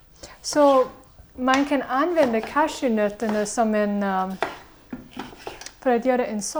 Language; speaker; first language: Swedish; non-native, fluent; English